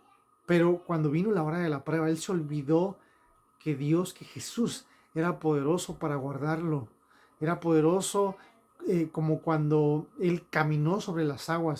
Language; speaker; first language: Spanish; native; Spanish